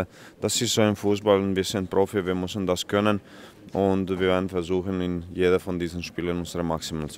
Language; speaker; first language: German; non-native, fluent; Croatian